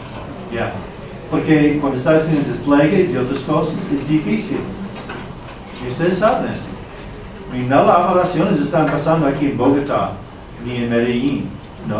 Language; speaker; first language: Spanish; non-native, fluent; English